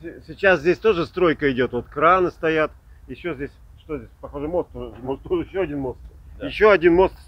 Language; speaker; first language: Russian; native; Russian